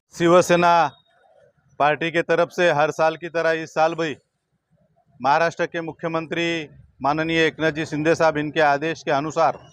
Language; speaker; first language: Hindi; non-native, local second language; Marathi